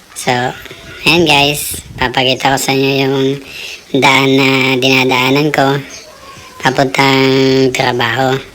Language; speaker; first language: Filipino; native; Filipino